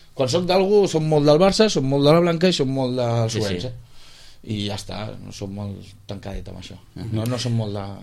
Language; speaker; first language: Catalan; native; Catalan